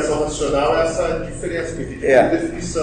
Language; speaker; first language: Portuguese; native; Portuguese